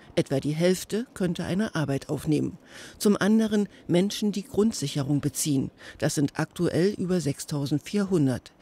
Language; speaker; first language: German; native; German